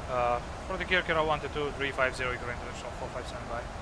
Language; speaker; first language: English; non-native, learner; Russian